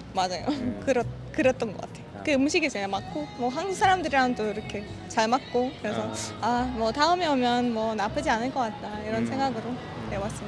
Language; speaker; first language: Korean; non-native, fluent; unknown